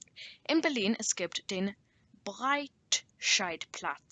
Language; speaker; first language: German; non-native, learner; English